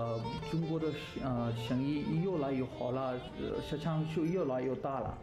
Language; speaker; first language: Chinese; non-native, learner; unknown